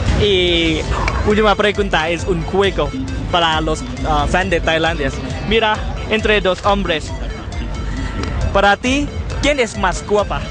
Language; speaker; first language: Spanish; non-native, learner; Thai